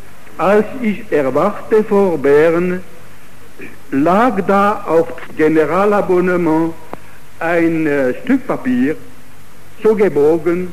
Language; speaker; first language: German; non-native, fluent; Italian